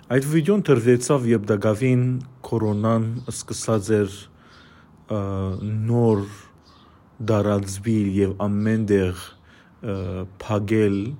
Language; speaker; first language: Armenian; native; Armenian